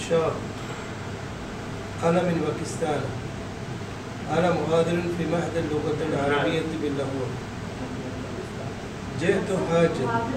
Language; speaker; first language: Arabic; non-native, learner; Urdu